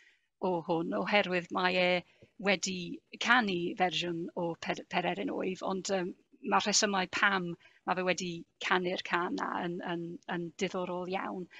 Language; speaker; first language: Welsh; non-native, fluent; English